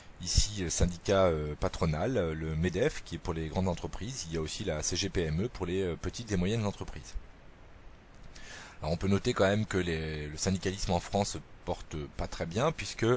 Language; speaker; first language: French; native; French